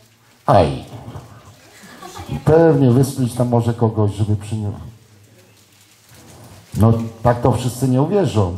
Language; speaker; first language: Polish; native; Polish